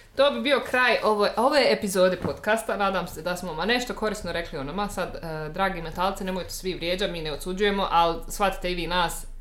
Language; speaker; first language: Bosnian; native; Bosnian